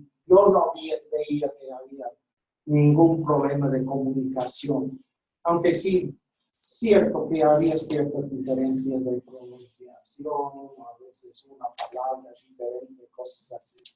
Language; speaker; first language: Spanish; non-native, fluent; English